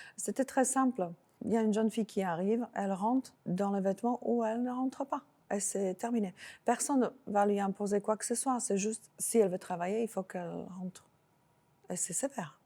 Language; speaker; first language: French; non-native, fluent; Slovak